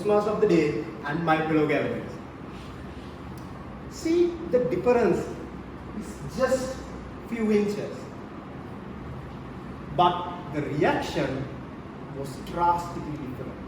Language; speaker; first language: English; non-native, local second language; Sinhala